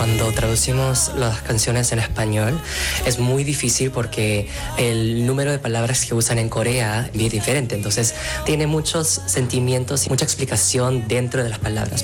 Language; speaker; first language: Spanish; non-native, fluent; Korean